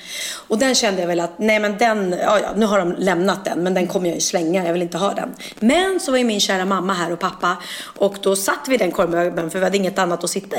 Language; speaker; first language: Swedish; native; Swedish